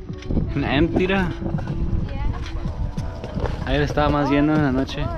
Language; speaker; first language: Spanish; early bilingual, heritage; Spanish